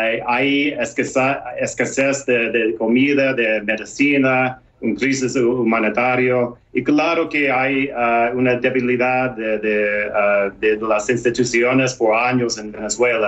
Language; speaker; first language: Spanish; non-native, fluent; English